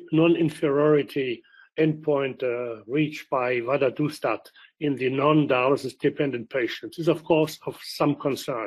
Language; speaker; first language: English; non-native, fluent; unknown